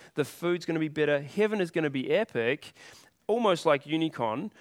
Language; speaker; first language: English; native; English